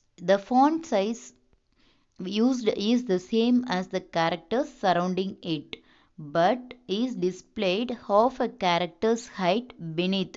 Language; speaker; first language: English; non-native, local second language; Tamil